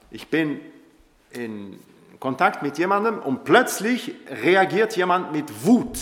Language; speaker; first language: German; non-native, local second language; French